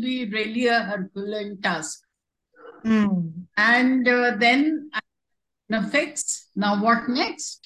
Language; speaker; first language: English; non-native, local second language; Hindi